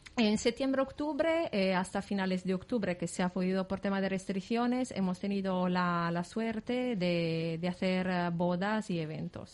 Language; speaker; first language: Spanish; non-native, fluent; Italian